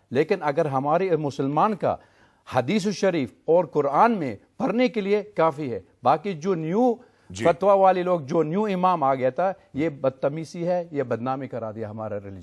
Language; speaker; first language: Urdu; non-native, learner; Arabic